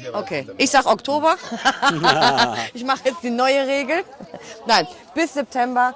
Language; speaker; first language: German; native; German